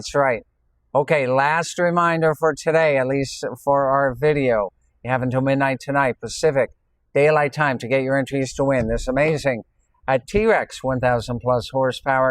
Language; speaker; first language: English; native; English